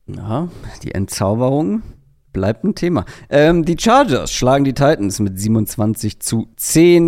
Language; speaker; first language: German; native; German